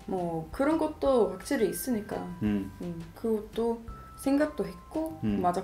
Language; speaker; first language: Korean; non-native, fluent; Swedish